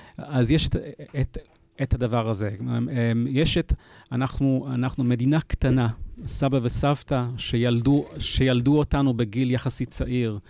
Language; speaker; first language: Hebrew; non-native, fluent; English